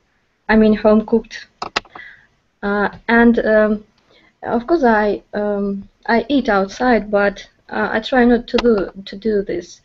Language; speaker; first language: English; non-native, learner; Russian